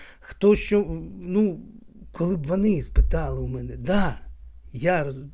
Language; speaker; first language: Ukrainian; native; Ukrainian